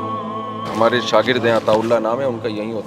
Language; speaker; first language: Urdu; native; Urdu